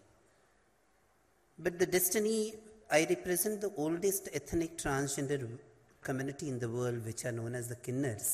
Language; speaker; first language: English; non-native, local second language; Hindi